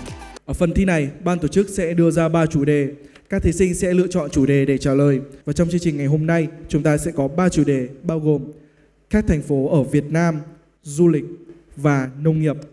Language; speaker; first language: Vietnamese; native; Vietnamese